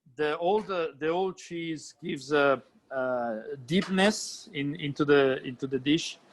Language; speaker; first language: English; non-native, fluent; Italian